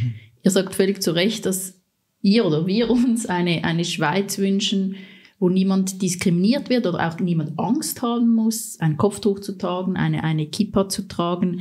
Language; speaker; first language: German; native; German